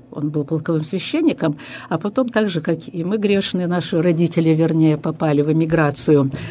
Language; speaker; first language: Russian; early bilingual, heritage; Russian